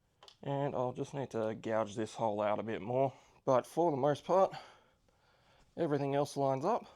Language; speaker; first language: English; native; English